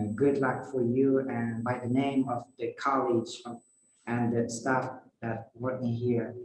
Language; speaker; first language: English; non-native, fluent; Kazakh